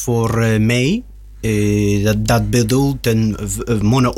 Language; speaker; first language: Dutch; non-native, learner; Russian